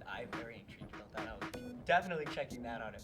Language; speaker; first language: English; native; English